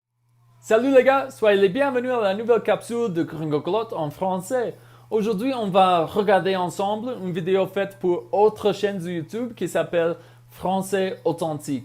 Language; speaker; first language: French; non-native, fluent; English